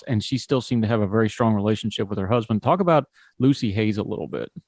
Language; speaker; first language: English; native; English